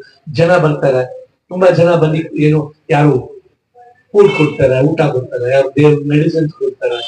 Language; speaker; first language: Kannada; non-native, local second language; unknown